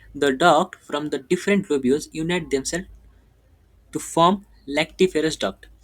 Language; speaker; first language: English; non-native, local second language; Nepali